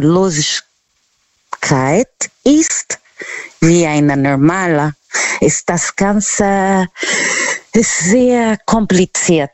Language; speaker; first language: German; non-native, learner; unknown